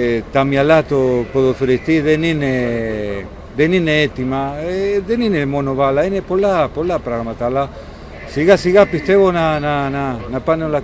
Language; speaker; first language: Greek; non-native, learner; Spanish